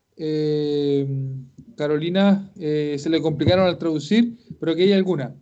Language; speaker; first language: Spanish; native; Spanish